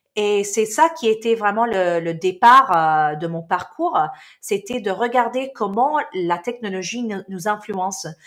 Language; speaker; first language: French; non-native, local second language; Arabic